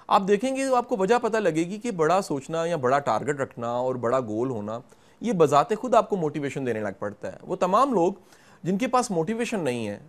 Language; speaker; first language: Urdu; non-native, local second language; Punjabi